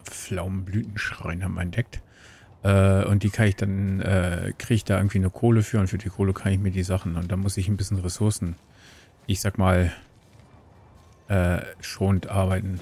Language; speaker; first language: German; native; German